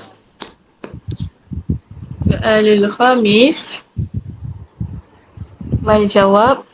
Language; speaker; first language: Arabic; non-native, learner; Malay